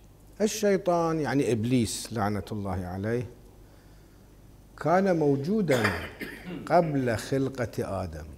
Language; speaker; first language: Arabic; native; Arabic